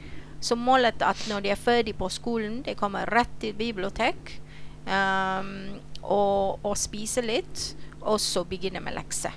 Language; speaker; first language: Norwegian; non-native, fluent; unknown